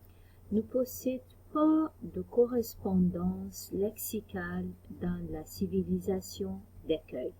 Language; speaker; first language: French; non-native, fluent; Arabic